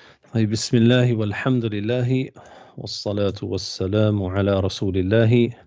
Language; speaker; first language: Arabic; non-native, fluent; English